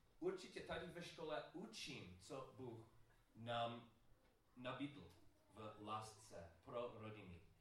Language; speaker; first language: Czech; non-native, learner; English